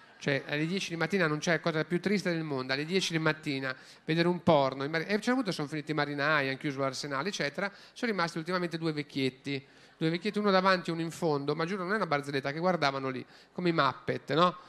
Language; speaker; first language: Italian; native; Italian